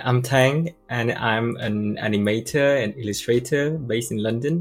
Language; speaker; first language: English; non-native, fluent; Vietnamese